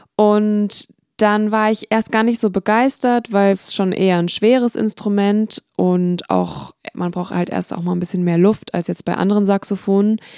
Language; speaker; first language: German; native; German